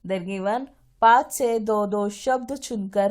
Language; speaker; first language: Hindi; non-native, local second language; Kannada